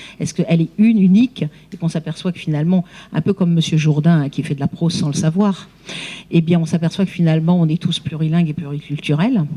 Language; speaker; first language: French; native; French